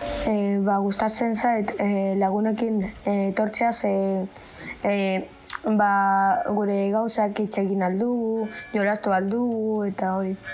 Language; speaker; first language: Basque; non-native, local second language; Spanish